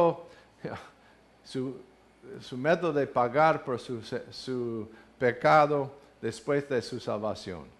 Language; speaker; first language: Spanish; non-native, fluent; English